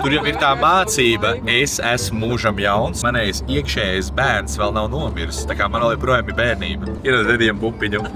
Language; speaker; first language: Latvian; native; Latvian